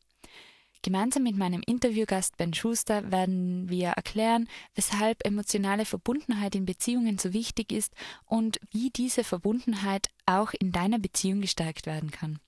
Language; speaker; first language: German; native; German